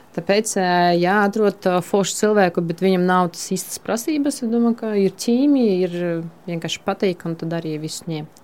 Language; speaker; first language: Latvian; non-native, local second language; Russian